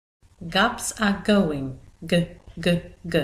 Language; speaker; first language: English; native; English